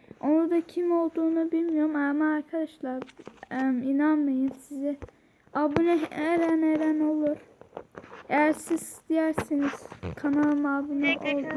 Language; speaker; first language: Turkish; early bilingual, heritage; Turkish